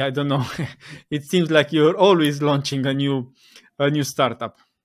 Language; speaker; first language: English; non-native, fluent; Romanian